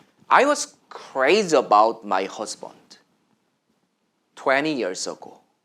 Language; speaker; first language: English; non-native, fluent; Korean